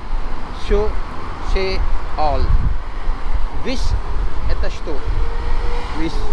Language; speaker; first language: Russian; non-native, learner; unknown